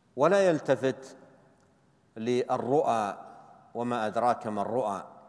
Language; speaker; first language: Arabic; native; Arabic